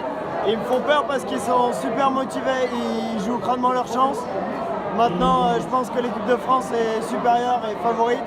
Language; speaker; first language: French; native; French